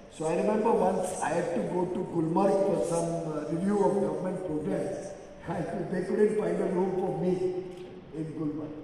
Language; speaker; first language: English; non-native, local second language; Hindi